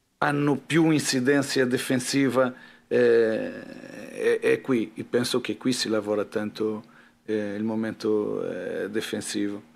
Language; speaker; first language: Italian; non-native, learner; Portuguese